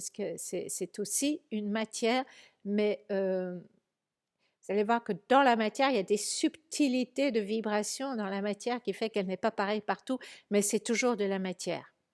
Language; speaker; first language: French; native; French